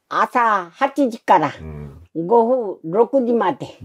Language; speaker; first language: Japanese; non-native, learner; Korean